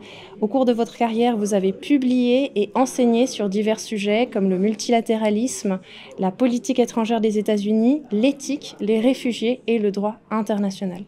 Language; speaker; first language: French; native; French